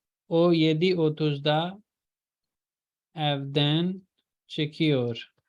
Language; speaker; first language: Turkish; non-native, fluent; Urdu